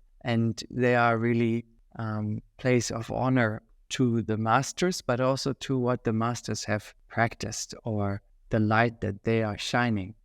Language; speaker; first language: English; non-native, fluent; German